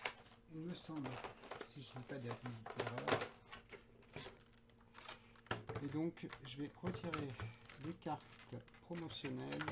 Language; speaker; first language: French; native; French